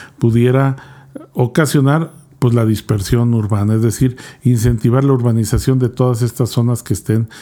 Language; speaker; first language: Spanish; native; Spanish